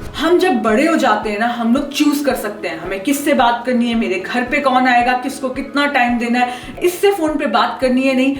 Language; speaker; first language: Hindi; native; Hindi